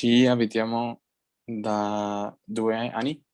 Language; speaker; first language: Italian; non-native, learner; Spanish